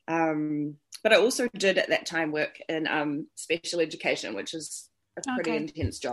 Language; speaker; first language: English; native; English